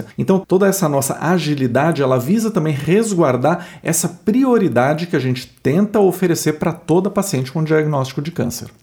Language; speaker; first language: Portuguese; native; Portuguese